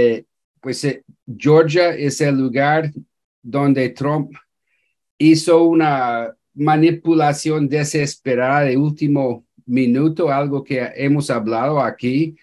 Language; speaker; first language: Spanish; non-native, fluent; English